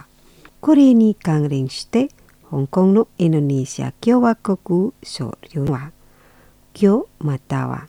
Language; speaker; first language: Japanese; non-native, fluent; Indonesian